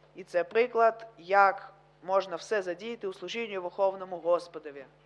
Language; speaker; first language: Ukrainian; non-native, local second language; Russian